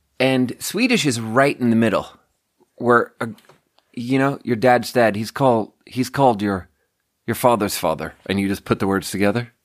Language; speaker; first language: English; native; English